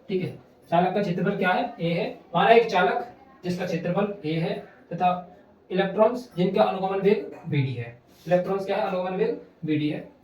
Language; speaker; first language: Hindi; native; Hindi